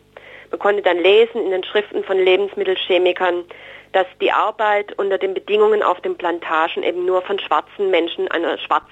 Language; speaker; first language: German; native; German